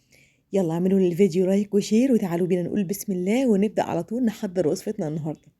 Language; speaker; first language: Arabic; native; Arabic